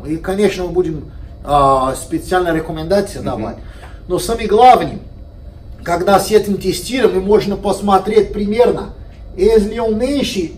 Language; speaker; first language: Russian; non-native, fluent; Portuguese